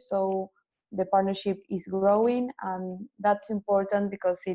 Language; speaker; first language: English; non-native, fluent; Spanish